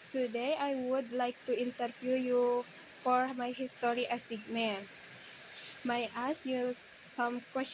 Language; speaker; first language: English; non-native, learner; Indonesian